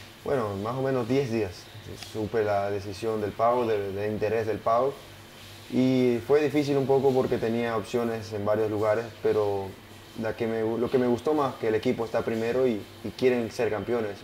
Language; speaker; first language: Spanish; native; Spanish